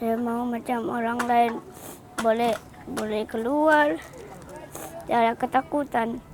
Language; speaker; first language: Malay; early bilingual, other home language; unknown